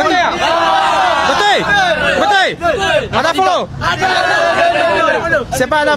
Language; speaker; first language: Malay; non-native, local second language; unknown